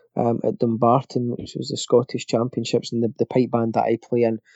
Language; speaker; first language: English; native; English